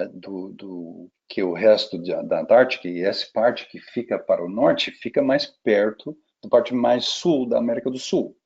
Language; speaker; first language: Portuguese; non-native, fluent; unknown